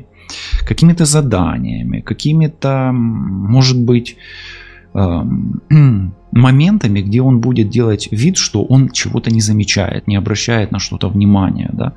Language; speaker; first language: Russian; non-native, local second language; Ukrainian